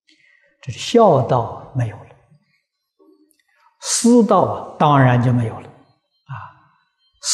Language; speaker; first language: Chinese; native; Chinese